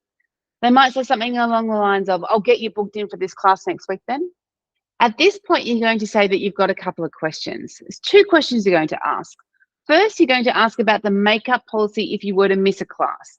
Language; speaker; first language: English; native; English